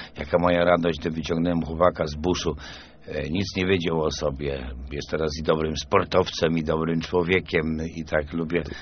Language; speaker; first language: Polish; native; Polish